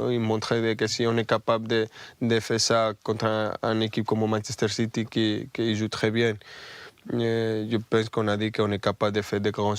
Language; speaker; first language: French; non-native, fluent; Spanish